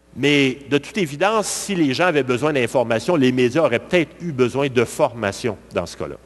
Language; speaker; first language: French; native; French